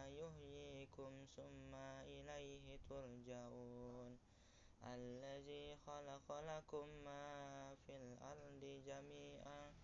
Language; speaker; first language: Arabic; non-native, learner; Indonesian